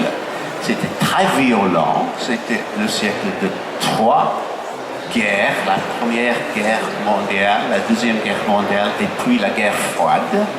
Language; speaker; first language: French; non-native, fluent; English